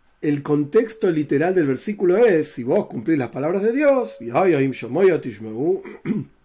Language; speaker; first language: Spanish; native; Spanish